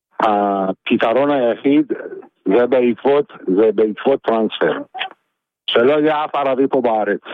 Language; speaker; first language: Hebrew; non-native, fluent; Persian